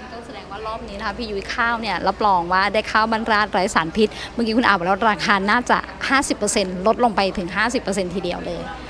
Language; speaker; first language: Thai; native; Thai